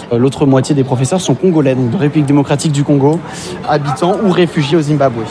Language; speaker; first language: French; native; French